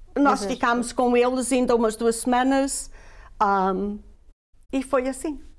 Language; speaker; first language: Portuguese; native; Portuguese